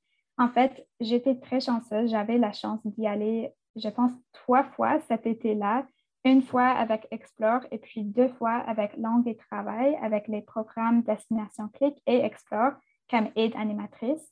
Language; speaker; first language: French; non-native, fluent; English